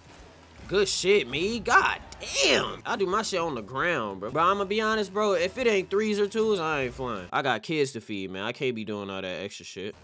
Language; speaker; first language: English; native; English